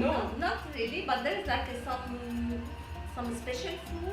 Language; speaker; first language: English; non-native, learner; Arabic